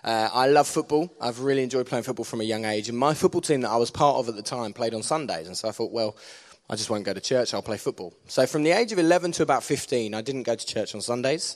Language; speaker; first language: English; native; English